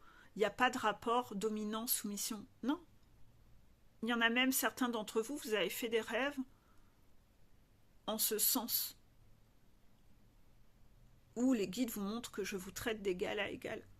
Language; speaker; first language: French; native; French